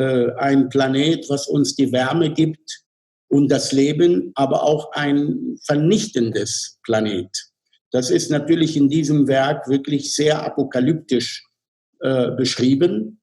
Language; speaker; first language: German; non-native, fluent; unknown